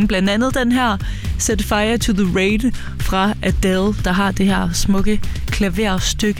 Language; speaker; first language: Danish; native; Danish